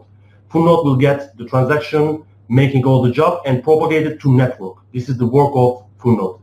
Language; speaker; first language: English; non-native, fluent; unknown